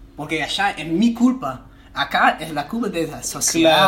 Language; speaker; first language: Spanish; non-native, fluent; English